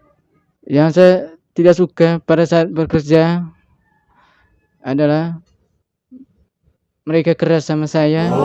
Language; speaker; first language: Indonesian; non-native, local second language; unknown